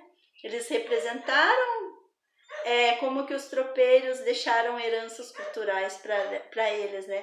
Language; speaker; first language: Portuguese; native; Portuguese